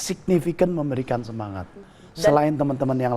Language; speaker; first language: Indonesian; native; Indonesian